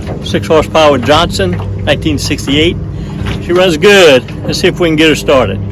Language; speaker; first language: English; native; English